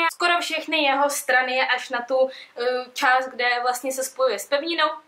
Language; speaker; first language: Czech; early bilingual, other home language; Russian